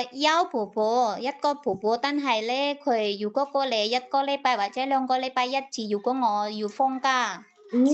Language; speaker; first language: Cantonese; non-native, learner; Indonesian